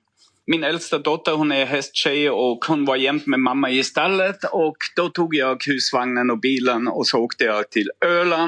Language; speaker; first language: Swedish; non-native, fluent; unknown